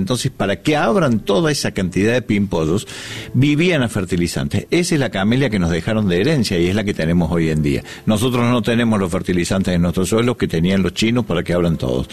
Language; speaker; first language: Spanish; native; Spanish